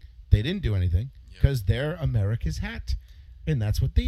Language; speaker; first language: English; native; English